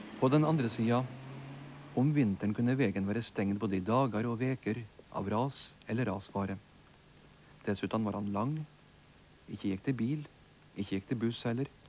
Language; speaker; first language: Norwegian; native; Norwegian